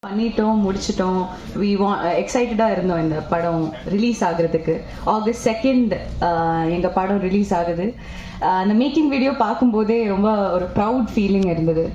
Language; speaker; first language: Tamil; non-native, local second language; Malayalam